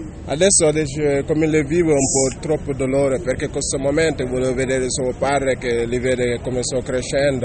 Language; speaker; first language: Italian; non-native, learner; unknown